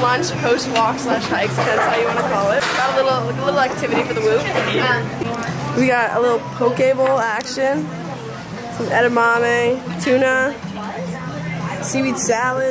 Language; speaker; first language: English; native; English